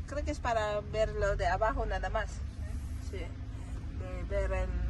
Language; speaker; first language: Spanish; non-native, learner; Filipino